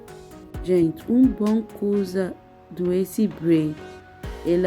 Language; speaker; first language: Portuguese; non-native, learner; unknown